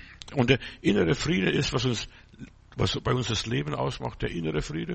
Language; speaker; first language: German; native; German